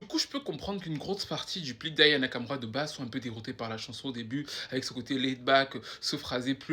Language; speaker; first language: French; native; French